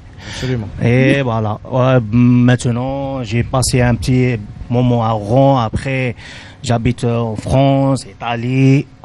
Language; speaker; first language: French; non-native, local second language; Arabic